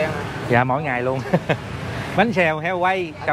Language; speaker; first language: Vietnamese; native; Vietnamese